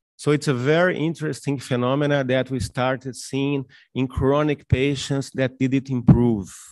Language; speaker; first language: English; non-native, fluent; Portuguese